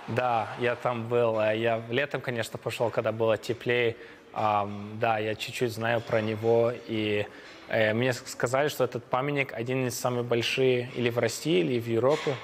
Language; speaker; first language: Russian; early bilingual, heritage; Russian